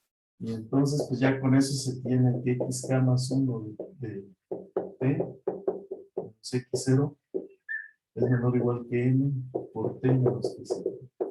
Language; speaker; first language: Spanish; native; Spanish